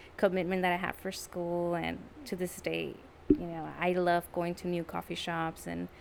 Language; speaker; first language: English; early bilingual, other home language; Spanish